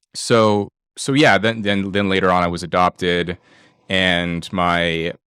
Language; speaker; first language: English; native; English